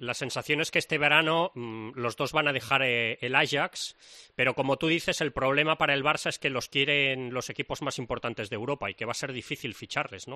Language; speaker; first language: Spanish; native; Spanish